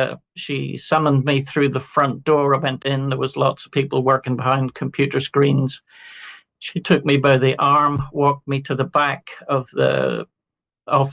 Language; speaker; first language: English; native; English